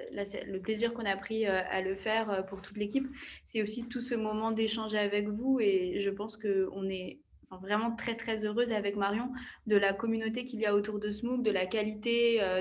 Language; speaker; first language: French; native; French